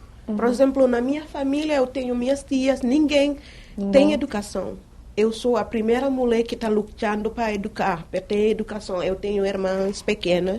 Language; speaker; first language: Portuguese; non-native, fluent; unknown